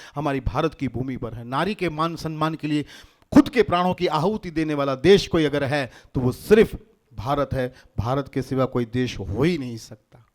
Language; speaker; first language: Hindi; non-native, local second language; Gujarati